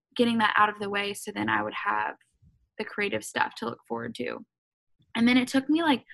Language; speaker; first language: English; native; English